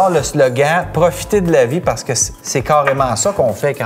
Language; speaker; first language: French; native; French